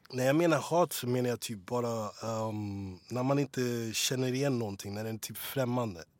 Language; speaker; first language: Swedish; early bilingual, other home language; English